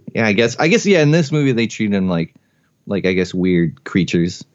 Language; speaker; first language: English; early bilingual, other home language; Spanish